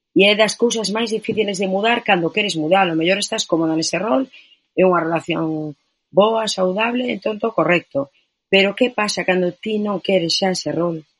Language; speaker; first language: Galician; non-native, local second language; Spanish